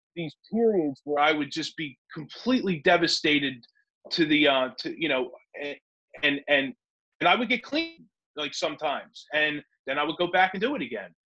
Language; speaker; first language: English; native; English